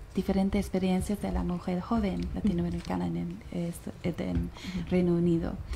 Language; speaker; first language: Spanish; non-native, fluent; English